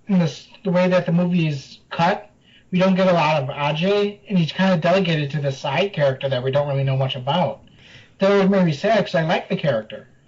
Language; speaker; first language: English; native; English